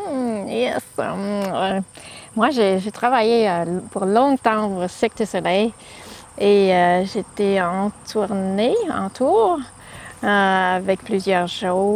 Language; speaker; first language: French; non-native, learner; German